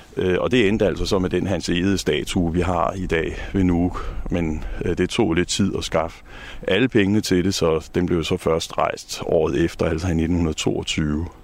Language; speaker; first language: Danish; native; Danish